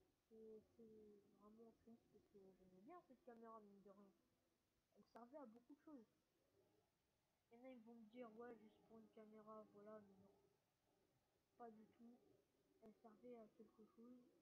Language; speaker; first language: French; native; French